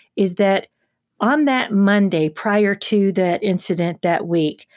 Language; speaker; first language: English; native; English